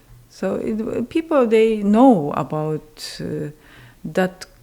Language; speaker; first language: English; non-native, learner; Japanese